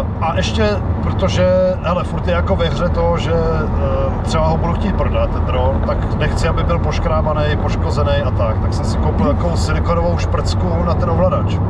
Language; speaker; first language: Czech; native; Czech